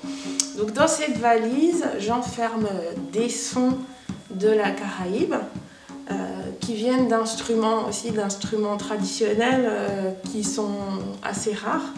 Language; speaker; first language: French; native; French